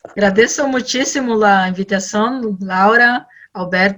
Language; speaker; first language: Spanish; non-native, learner; Portuguese